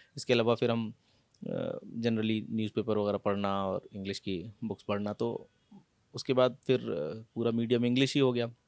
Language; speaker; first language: Hindi; native; Hindi